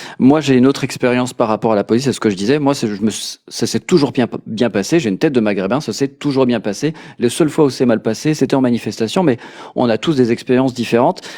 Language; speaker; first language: French; native; French